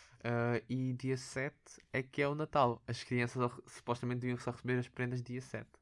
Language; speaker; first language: Portuguese; early bilingual, other home language; Russian